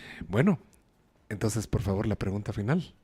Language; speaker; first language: Spanish; native; Spanish